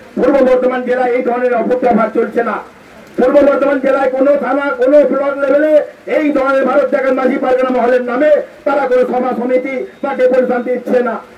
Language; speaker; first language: Bangla; non-native, local second language; Santali